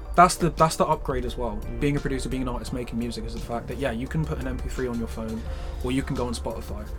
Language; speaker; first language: English; native; English